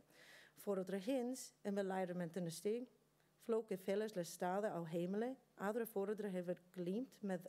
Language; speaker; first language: Icelandic; non-native, learner; English